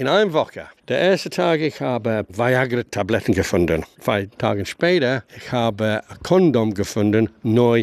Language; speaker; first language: German; non-native, learner; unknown